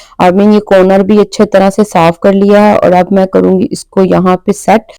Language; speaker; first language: Urdu; non-native, local second language; Punjabi